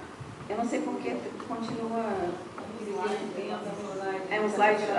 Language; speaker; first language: Portuguese; non-native, fluent; English